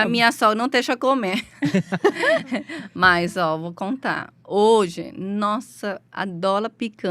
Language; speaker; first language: Portuguese; non-native, learner; Chinese